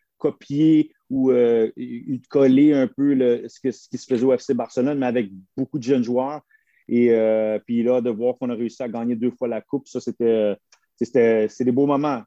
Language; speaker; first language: French; native; French